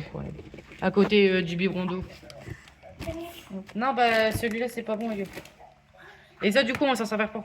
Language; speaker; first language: French; native; French